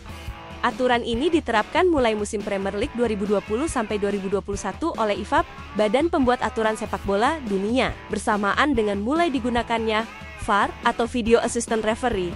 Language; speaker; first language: Indonesian; native; Indonesian